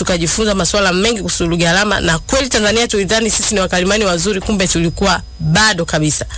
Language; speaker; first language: Swahili; non-native, local second language; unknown